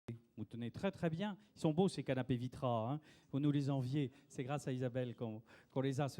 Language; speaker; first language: French; native; French